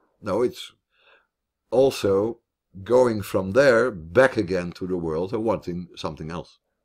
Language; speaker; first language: English; non-native, fluent; Dutch